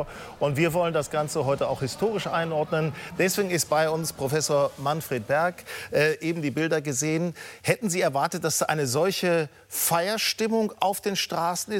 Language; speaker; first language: German; native; German